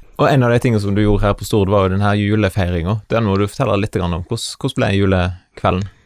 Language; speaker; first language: Norwegian; native; Norwegian